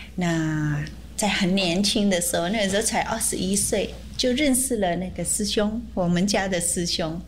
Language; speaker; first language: Chinese; early bilingual, heritage; Chinese